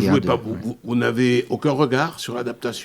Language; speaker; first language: French; native; French